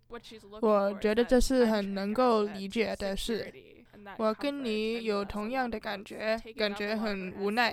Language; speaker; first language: Chinese; early bilingual, heritage; Chinese